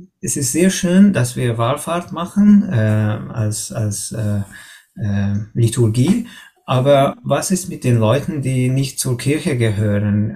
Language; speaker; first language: German; non-native, learner; Hungarian